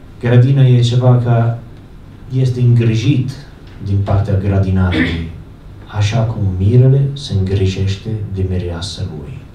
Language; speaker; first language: Romanian; non-native, fluent; Italian